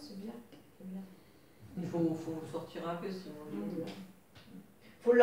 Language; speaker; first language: French; native; French